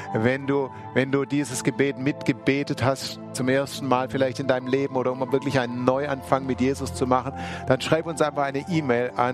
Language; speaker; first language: German; native; German